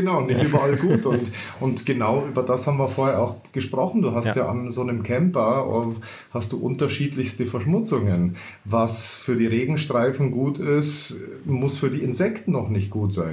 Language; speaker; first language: German; native; German